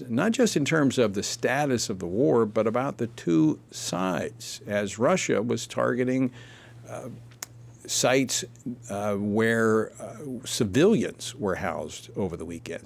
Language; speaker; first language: English; native; English